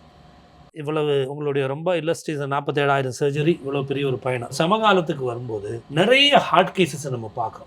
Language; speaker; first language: Tamil; native; Tamil